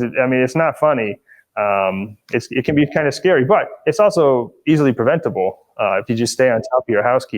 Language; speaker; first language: English; native; English